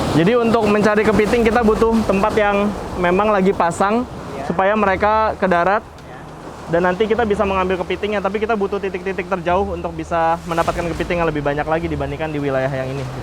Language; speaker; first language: Indonesian; native; Indonesian